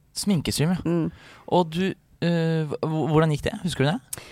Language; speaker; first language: Norwegian; native; Norwegian